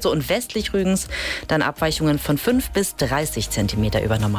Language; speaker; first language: German; native; German